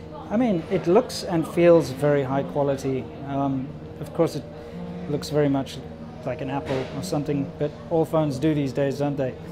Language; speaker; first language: English; native; English